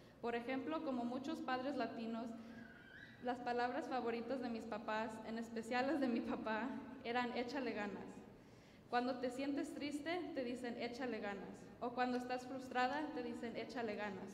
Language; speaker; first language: Spanish; early bilingual, heritage; Spanish